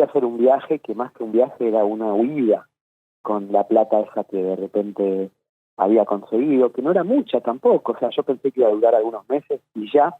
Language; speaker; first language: Spanish; native; Spanish